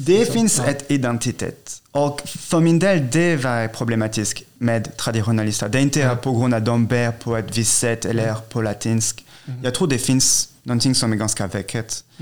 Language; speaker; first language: Swedish; non-native, fluent; French